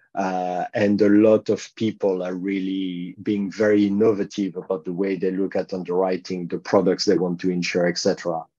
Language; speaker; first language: English; non-native, fluent; French